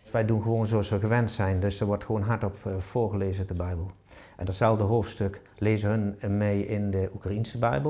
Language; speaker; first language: Dutch; native; Dutch